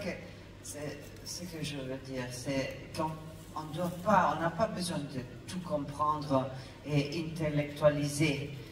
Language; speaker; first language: French; non-native, fluent; Italian